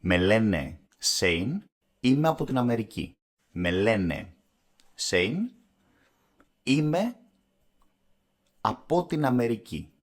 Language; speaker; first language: Greek; non-native, learner; English